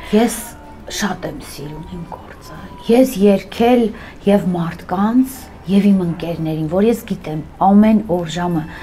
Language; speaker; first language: Armenian; native; Armenian